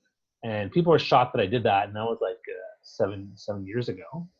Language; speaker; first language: English; native; English